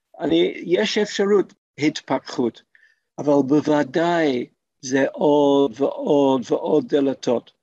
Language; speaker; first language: Hebrew; non-native, fluent; English